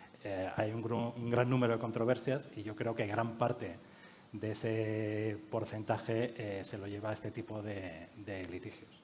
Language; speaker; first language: Spanish; native; Spanish